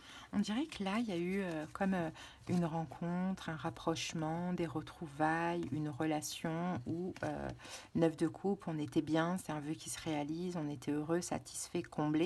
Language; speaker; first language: French; native; French